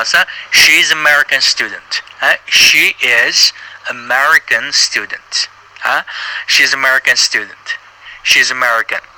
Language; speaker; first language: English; non-native, learner; Uyghur